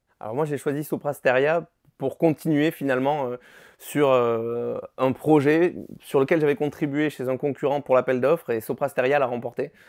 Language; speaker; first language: French; native; French